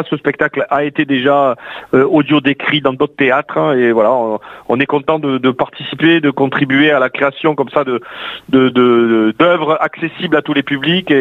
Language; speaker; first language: French; native; French